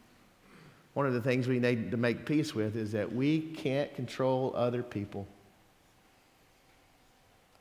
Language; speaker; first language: English; native; English